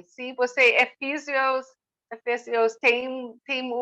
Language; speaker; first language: Portuguese; non-native, learner; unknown